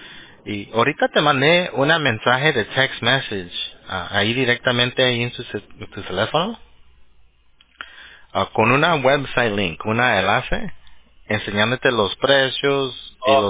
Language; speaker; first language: Spanish; early bilingual, heritage; Spanish